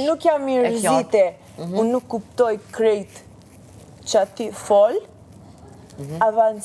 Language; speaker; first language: Albanian; non-native, learner; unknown